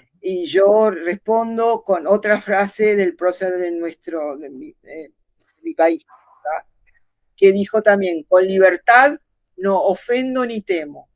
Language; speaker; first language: Spanish; native; Spanish